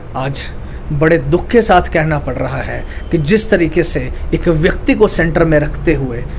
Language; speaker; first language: Hindi; native; Hindi